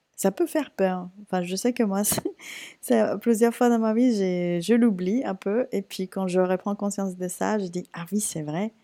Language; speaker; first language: French; non-native, fluent; Spanish